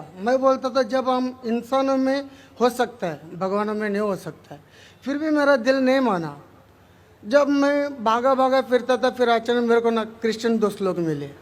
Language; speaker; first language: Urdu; non-native, local second language; Tamil